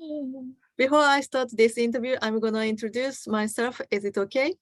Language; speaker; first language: English; non-native, learner; Japanese